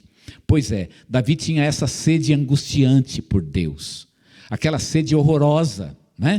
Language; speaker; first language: Portuguese; native; Portuguese